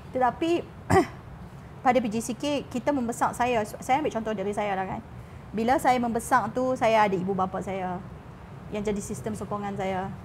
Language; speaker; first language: Malay; native; Malay